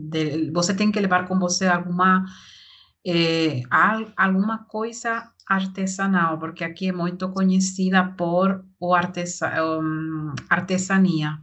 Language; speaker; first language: Portuguese; non-native, learner; Spanish